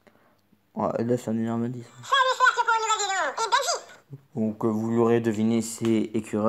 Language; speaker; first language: French; native; French